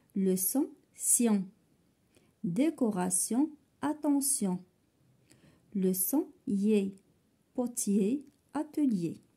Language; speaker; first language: French; non-native, local second language; Arabic